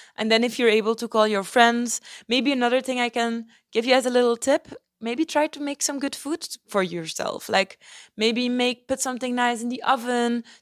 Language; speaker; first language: English; non-native, fluent; Dutch